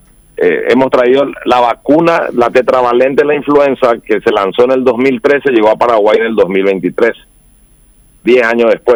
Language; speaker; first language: Spanish; native; Spanish